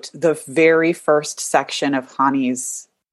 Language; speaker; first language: English; native; English